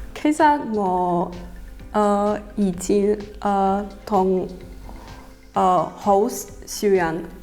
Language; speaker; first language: Cantonese; non-native, learner; Czech